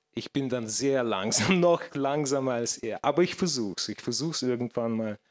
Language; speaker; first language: German; non-native, fluent; Russian